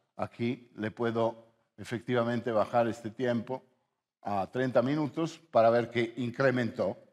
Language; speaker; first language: Spanish; non-native, fluent; Italian